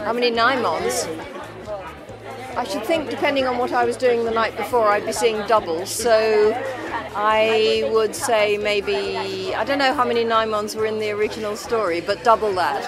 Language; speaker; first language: English; native; English